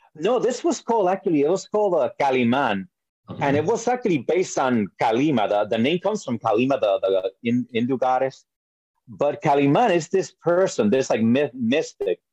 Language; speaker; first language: English; early bilingual, other home language; Spanish